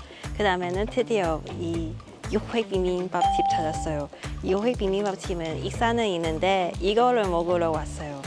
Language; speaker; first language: Korean; non-native, fluent; Cantonese